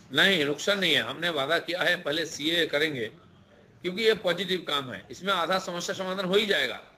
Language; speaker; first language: Hindi; non-native, local second language; Bangla